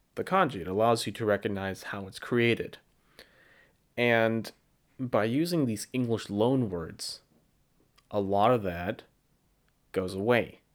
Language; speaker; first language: English; native; English